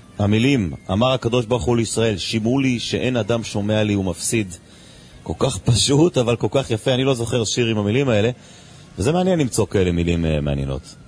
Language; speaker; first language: Hebrew; native; Hebrew